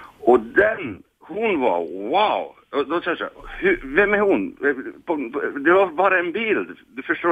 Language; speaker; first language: Swedish; non-native, fluent; Hungarian